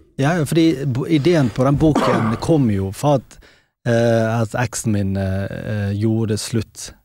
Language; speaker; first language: Norwegian; early bilingual, other home language; Urdu